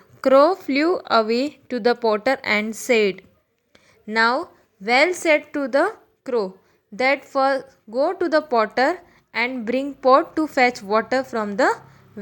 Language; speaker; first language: English; non-native, local second language; Gujarati